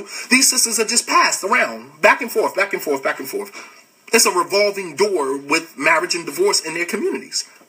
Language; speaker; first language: English; native; English